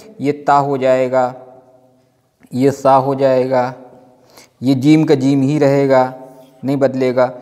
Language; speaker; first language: Urdu; native; Urdu